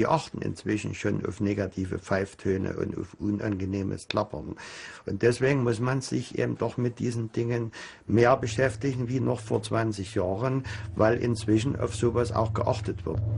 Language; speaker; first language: German; native; German